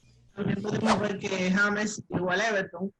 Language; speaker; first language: Spanish; native; Spanish